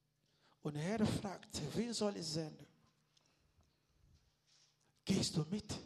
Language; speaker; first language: German; non-native, learner; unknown